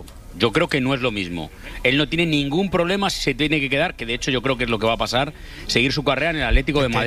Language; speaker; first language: Spanish; native; Spanish